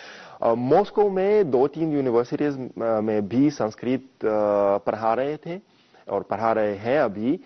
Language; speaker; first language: Hindi; non-native, fluent; Russian